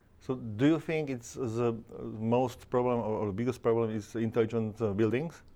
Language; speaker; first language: English; non-native, learner; Slovak